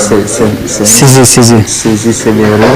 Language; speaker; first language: Turkish; non-native, learner; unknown